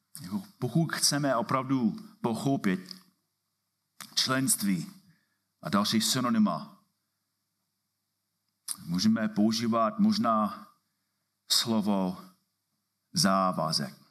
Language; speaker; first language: Czech; non-native, fluent; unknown